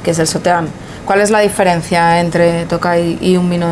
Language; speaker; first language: Spanish; native; Spanish